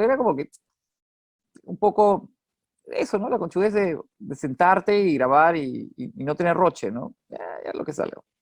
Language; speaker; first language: Spanish; native; Spanish